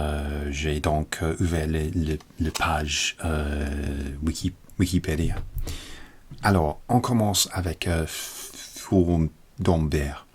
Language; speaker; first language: French; non-native, learner; English